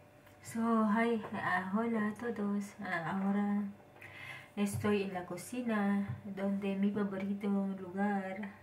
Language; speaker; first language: Spanish; non-native, learner; Filipino